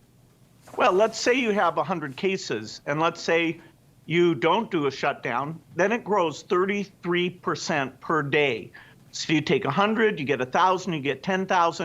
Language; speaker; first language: English; native; English